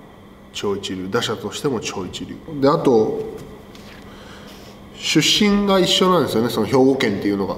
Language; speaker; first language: Japanese; native; Japanese